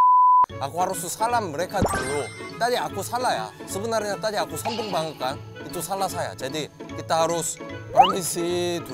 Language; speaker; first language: Indonesian; non-native, learner; Korean